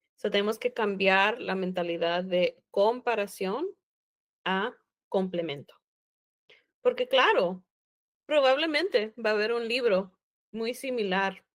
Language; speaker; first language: Spanish; native; Spanish